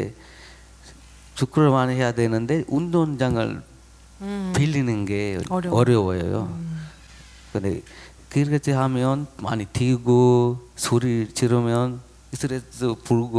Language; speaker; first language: Korean; non-native, learner; Sinhala